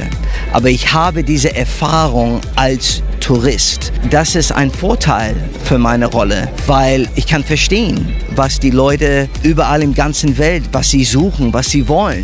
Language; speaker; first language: German; early bilingual, heritage; English